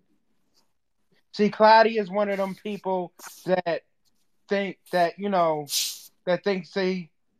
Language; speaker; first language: English; native; English